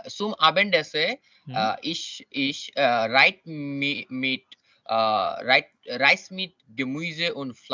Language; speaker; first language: German; non-native, learner; Bangla